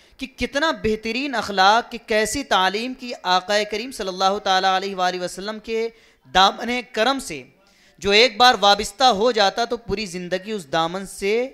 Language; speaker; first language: Urdu; native; Urdu